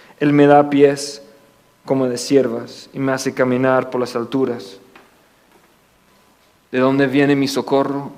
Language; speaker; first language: Spanish; non-native, fluent; English